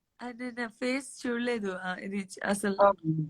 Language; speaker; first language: Telugu; non-native, local second language; Gujarati